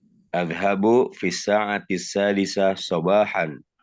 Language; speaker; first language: Arabic; non-native, learner; Indonesian